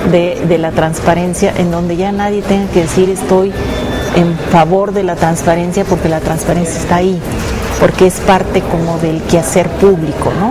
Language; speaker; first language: Spanish; native; Spanish